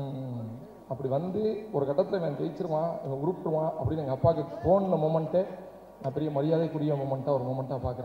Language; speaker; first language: Tamil; native; Tamil